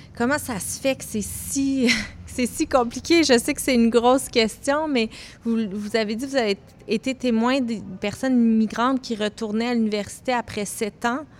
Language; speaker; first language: French; native; French